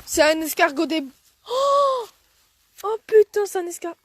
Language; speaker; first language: French; native; French